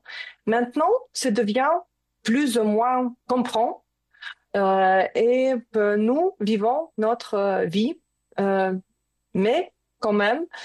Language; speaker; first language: French; non-native, learner; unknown